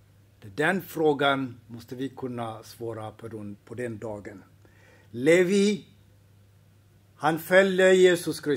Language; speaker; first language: Swedish; non-native, fluent; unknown